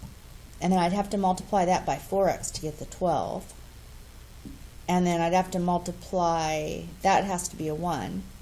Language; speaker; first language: English; native; English